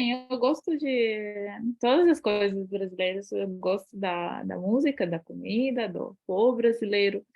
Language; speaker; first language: Portuguese; non-native, fluent; Ukrainian